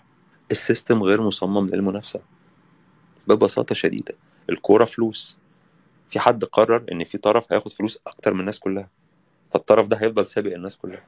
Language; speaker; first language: Arabic; native; Arabic